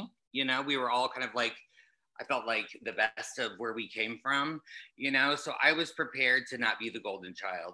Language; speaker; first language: English; native; English